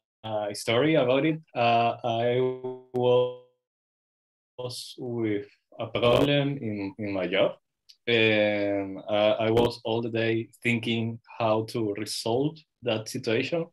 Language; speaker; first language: English; non-native, learner; Spanish